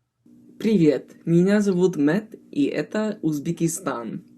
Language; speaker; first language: Russian; non-native, learner; English